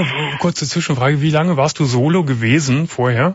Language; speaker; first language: German; native; German